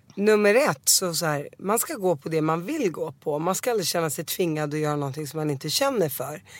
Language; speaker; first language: Swedish; early bilingual, other home language; Arabic